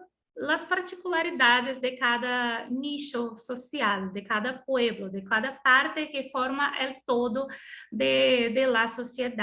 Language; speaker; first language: Spanish; non-native, learner; Portuguese